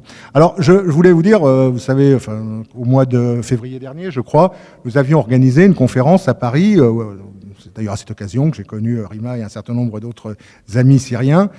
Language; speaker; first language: French; native; French